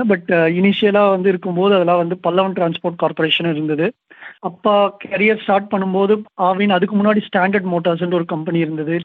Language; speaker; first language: Tamil; native; Tamil